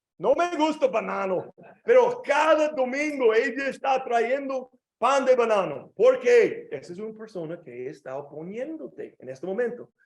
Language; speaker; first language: Spanish; non-native, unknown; English